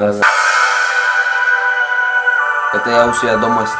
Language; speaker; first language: Russian; native; Russian